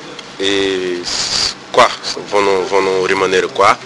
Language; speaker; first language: Italian; non-native, learner; Portuguese